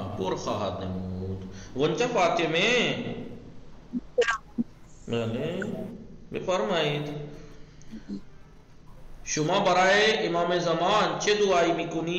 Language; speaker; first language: Persian; non-native, fluent; Urdu